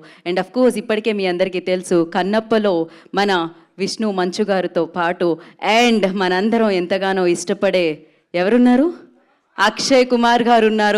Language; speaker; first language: Telugu; native; Telugu